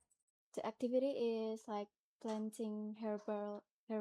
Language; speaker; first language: English; non-native, learner; Indonesian